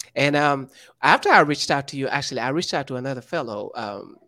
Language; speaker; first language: English; non-native, fluent; Wolof